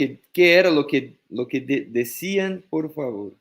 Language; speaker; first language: Spanish; non-native, fluent; Portuguese